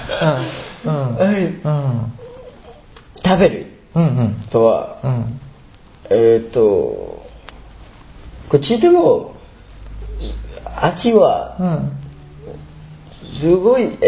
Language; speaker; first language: Japanese; non-native, learner; Burmese